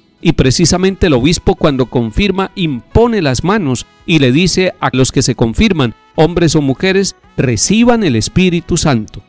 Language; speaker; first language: Spanish; native; Spanish